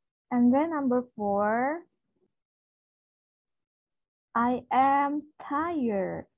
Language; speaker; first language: English; non-native, fluent; Indonesian